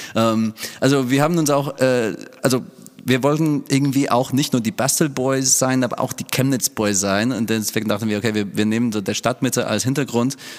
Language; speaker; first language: German; non-native, fluent; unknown